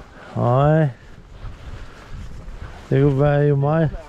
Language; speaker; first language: Danish; non-native, learner; Estonian